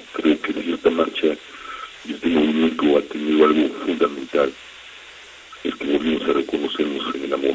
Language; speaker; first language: Spanish; native; Spanish